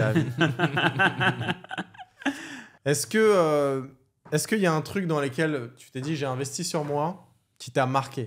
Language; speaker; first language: French; native; French